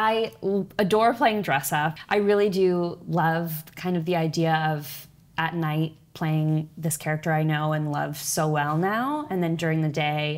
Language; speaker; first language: English; native; English